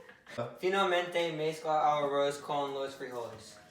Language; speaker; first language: Spanish; non-native, learner; English